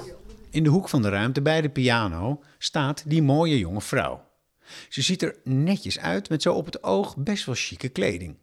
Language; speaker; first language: Dutch; native; Dutch